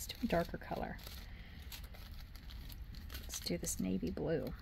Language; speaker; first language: English; native; English